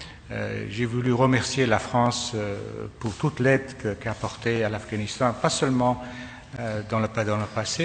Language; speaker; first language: French; non-native, fluent; Persian